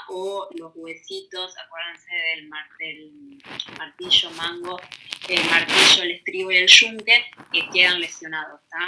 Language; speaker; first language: Spanish; native; Spanish